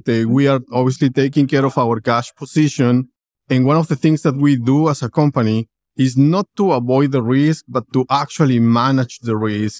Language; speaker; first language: English; non-native, fluent; Spanish